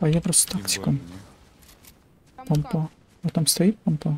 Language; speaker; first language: Russian; native; Russian